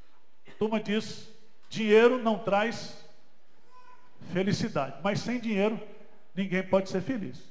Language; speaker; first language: Portuguese; native; Portuguese